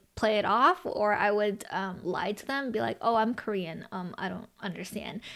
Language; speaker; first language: English; early bilingual, other home language; Chinese